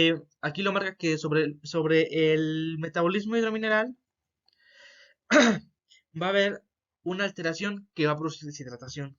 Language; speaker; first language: Spanish; native; Spanish